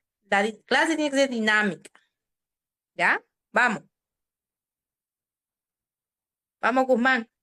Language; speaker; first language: Spanish; native; Spanish